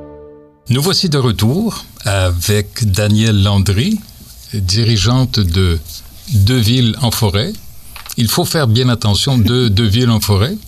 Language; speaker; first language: French; native; French